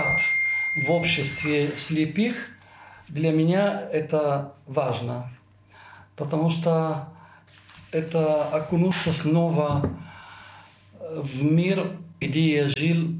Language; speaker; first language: Russian; non-native, fluent; Italian